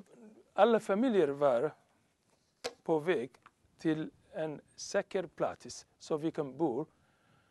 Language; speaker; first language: Swedish; non-native, learner; Somali